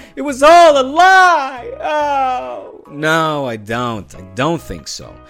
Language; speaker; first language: English; early bilingual, other home language; Spanish